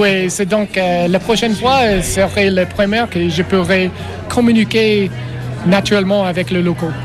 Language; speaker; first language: French; non-native, fluent; English